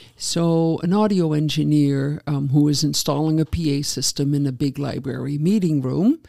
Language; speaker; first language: English; non-native, fluent; Dutch